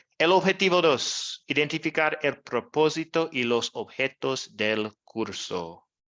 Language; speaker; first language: Spanish; non-native, learner; English